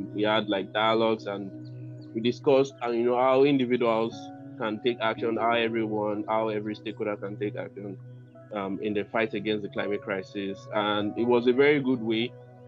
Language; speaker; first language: English; non-native, local second language; Yoruba